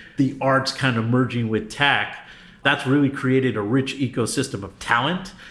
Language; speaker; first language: English; native; English